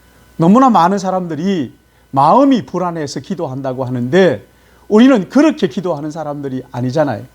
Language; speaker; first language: Korean; native; Korean